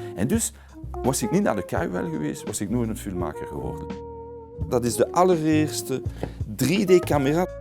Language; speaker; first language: Dutch; non-native, local second language; French